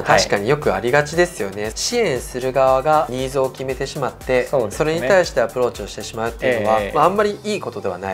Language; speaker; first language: Japanese; native; Japanese